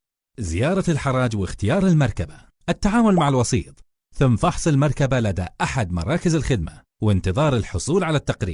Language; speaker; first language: Arabic; native; Arabic